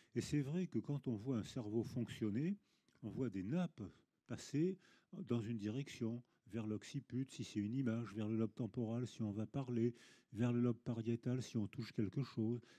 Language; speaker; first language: French; native; French